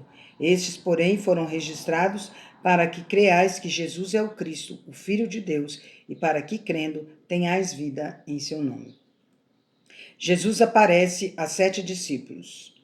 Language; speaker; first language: Portuguese; native; Portuguese